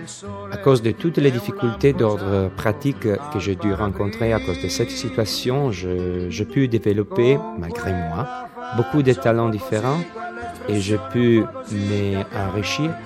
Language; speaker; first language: French; non-native, fluent; Italian